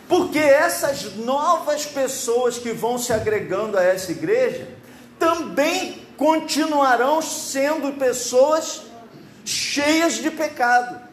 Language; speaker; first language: Portuguese; native; Portuguese